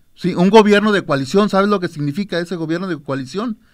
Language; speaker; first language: Spanish; native; Spanish